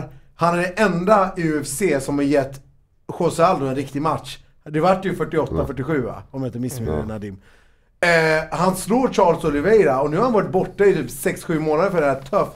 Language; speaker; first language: Swedish; native; Swedish